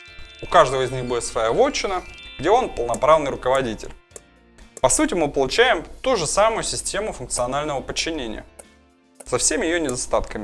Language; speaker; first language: Russian; native; Russian